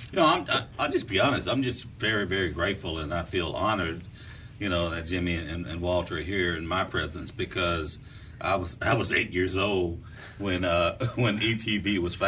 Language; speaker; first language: English; native; English